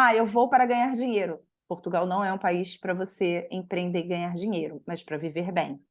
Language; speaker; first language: Portuguese; native; Portuguese